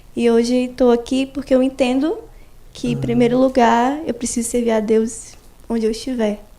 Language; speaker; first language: Portuguese; native; Portuguese